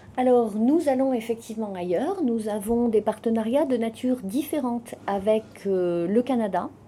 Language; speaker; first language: French; native; French